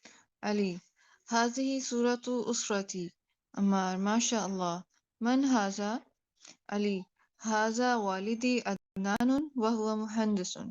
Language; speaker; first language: Arabic; non-native, learner; Urdu